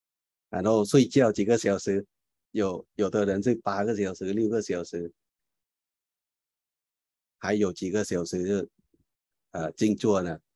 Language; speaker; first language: Chinese; non-native, fluent; Thai